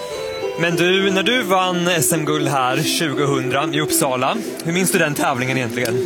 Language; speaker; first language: Swedish; native; Swedish